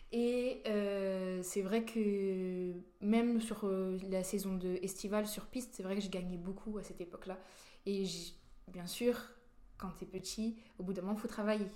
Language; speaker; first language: French; native; French